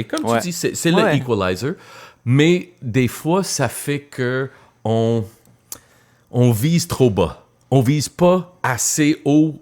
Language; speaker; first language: French; non-native, local second language; English